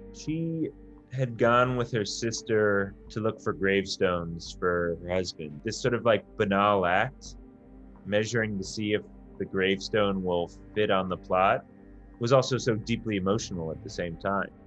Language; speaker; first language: English; native; English